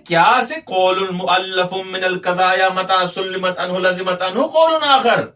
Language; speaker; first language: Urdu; non-native, local second language; Sindhi